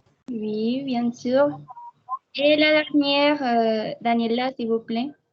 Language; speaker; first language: French; non-native, fluent; Spanish